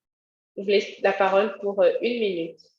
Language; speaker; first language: French; native; French